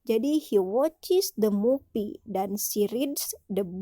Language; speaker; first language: English; non-native, learner; Indonesian